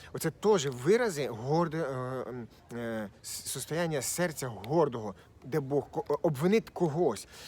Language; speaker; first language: Ukrainian; non-native, local second language; Russian